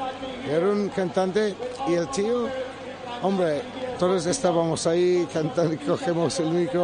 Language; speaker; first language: Spanish; non-native, fluent; English